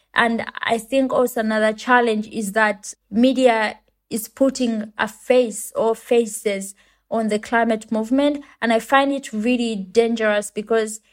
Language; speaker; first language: English; non-native, local second language; Ganda